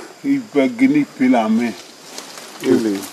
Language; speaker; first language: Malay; non-native, local second language; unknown